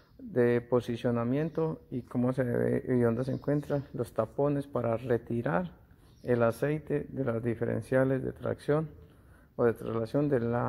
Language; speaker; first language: Spanish; native; Spanish